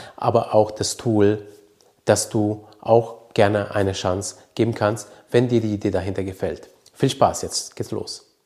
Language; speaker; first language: German; early bilingual, other home language; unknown